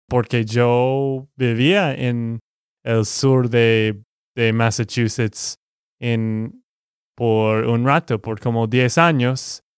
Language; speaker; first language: Spanish; non-native, learner; English